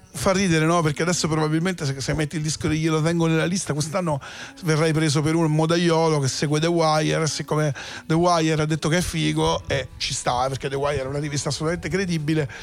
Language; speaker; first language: Italian; native; Italian